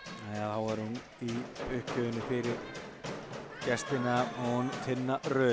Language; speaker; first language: Icelandic; native; Icelandic